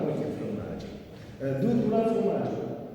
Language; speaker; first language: Italian; non-native, learner; French